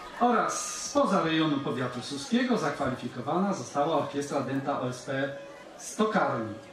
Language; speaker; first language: Polish; native; Polish